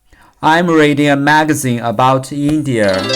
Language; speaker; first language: English; non-native, learner; Chinese